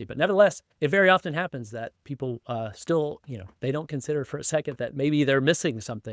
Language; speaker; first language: English; native; English